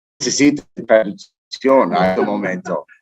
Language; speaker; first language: Spanish; non-native, learner; English